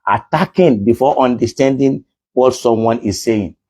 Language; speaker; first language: English; non-native, local second language; Yoruba